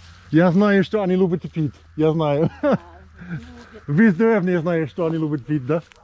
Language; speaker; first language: Russian; non-native, learner; English